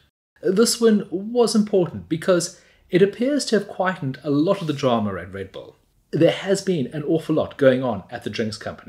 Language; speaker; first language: English; native; English